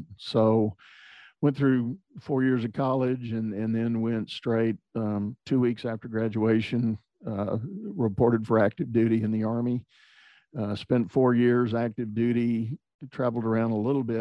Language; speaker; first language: English; native; English